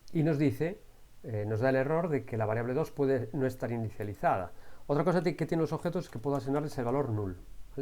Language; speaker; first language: Spanish; native; Spanish